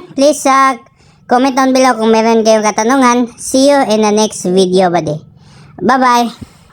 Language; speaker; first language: Filipino; native; Filipino